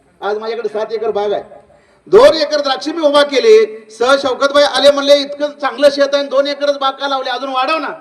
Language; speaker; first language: Marathi; native; Marathi